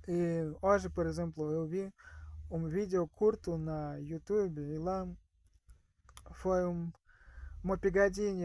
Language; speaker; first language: Portuguese; non-native, fluent; Russian